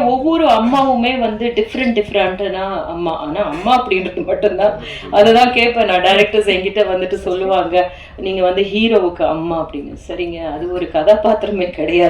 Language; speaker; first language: Tamil; native; Tamil